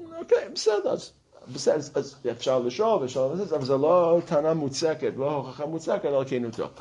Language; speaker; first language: Hebrew; non-native, fluent; English